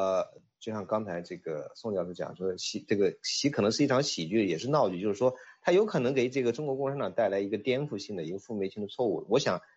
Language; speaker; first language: Chinese; native; Chinese